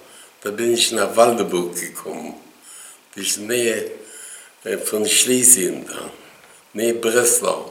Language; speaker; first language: German; non-native, learner; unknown